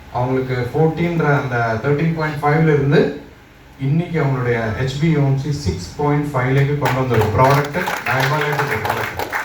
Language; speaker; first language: Tamil; non-native, local second language; Malayalam